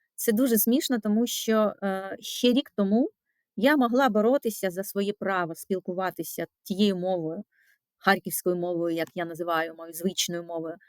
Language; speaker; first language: Ukrainian; non-native, local second language; Russian